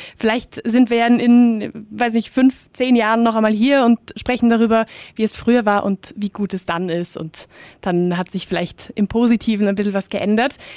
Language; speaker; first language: German; native; German